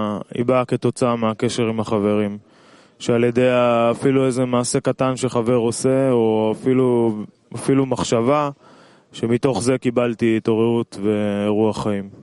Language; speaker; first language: Hebrew; non-native, fluent; Russian